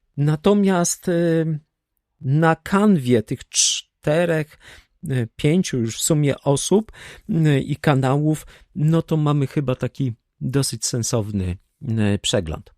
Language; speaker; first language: Polish; native; Polish